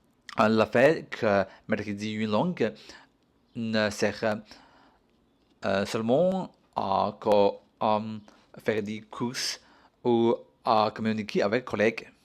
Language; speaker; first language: French; non-native, learner; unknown